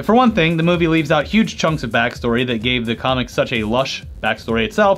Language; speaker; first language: English; native; English